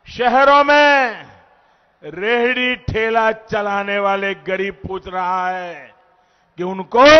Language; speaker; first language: Hindi; native; Hindi